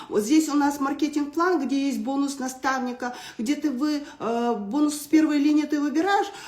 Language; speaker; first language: Russian; non-native, local second language; Kazakh